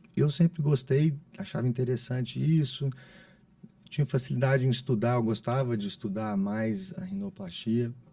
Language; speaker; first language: Portuguese; native; Portuguese